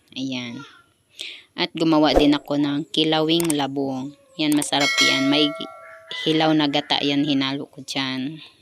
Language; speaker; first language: Filipino; non-native, local second language; Cebuano